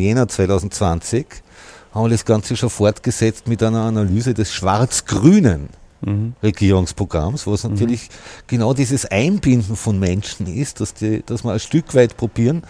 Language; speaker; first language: German; native; German